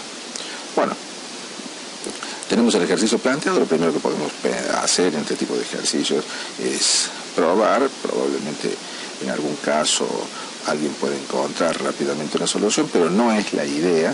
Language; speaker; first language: Spanish; native; Spanish